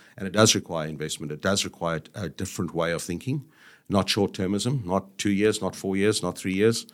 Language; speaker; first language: English; native; English